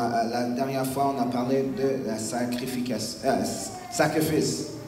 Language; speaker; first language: French; native; French